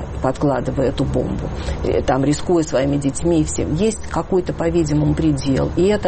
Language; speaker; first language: Russian; native; Russian